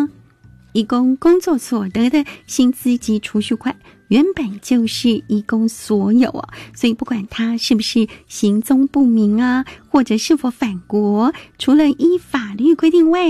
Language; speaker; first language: Chinese; native; Chinese